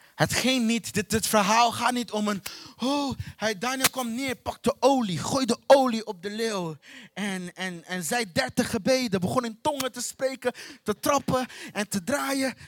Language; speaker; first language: Dutch; non-native, fluent; Portuguese